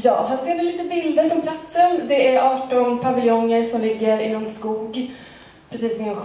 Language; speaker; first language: Swedish; native; Swedish